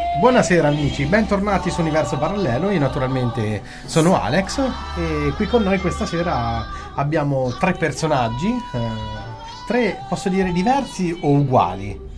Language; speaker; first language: Italian; native; Italian